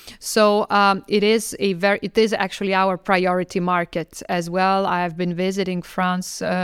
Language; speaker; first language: English; non-native, fluent; Lithuanian